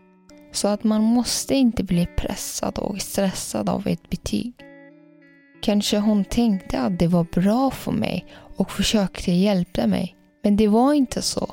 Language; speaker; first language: Swedish; non-native, learner; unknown